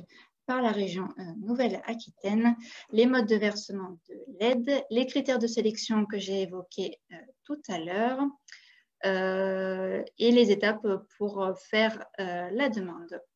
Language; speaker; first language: French; native; French